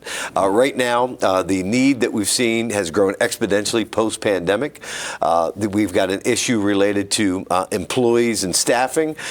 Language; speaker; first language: English; native; English